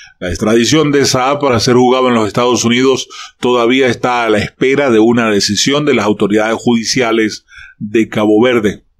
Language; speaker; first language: Spanish; native; Spanish